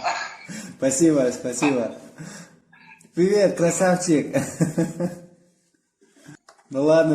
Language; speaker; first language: Russian; non-native, local second language; Tajik